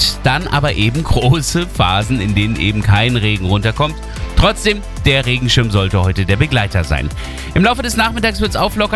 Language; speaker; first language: German; native; German